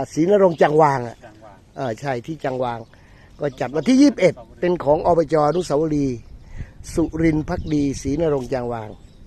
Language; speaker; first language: Thai; non-native, local second language; Northern Khmer